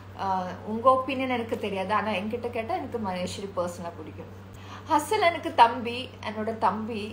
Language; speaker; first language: Tamil; non-native, learner; Malayalam